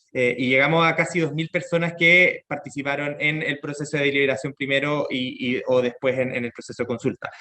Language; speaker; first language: Spanish; native; Spanish